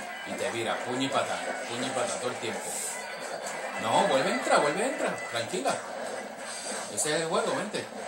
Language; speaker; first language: Spanish; native; Spanish